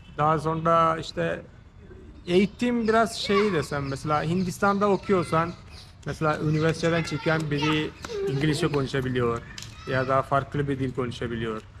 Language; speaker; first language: Turkish; non-native, fluent; Malayalam